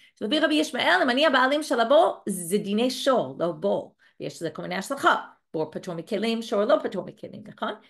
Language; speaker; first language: Hebrew; non-native, fluent; English